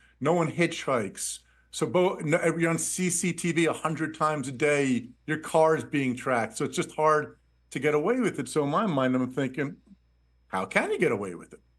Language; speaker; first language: English; native; English